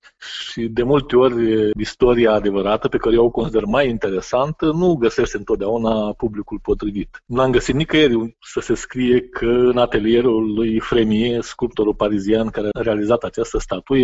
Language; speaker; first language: Romanian; native; Romanian